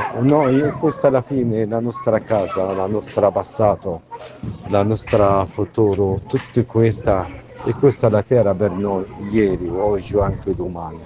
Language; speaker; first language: Italian; non-native, learner; Arabic